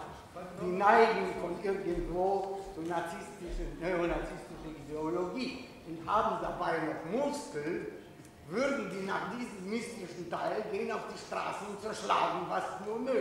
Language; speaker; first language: German; non-native, fluent; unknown